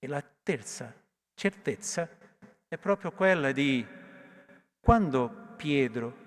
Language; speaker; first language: Italian; non-native, learner; Portuguese